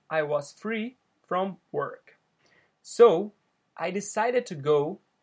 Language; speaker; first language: English; non-native, fluent; Portuguese